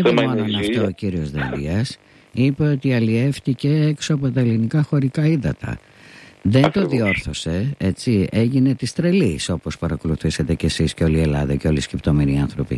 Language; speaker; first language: Greek; native; Greek